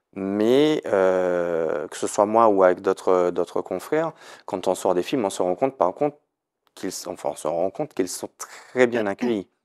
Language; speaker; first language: French; native; French